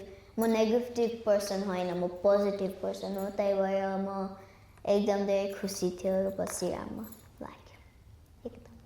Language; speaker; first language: Nepali; early bilingual, heritage; Nepali